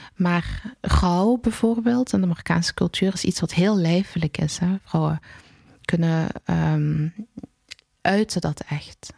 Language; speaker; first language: Dutch; early bilingual, other home language; Arabic